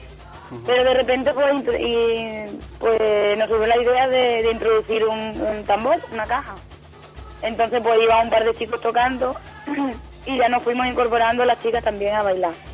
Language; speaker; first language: Spanish; native; Spanish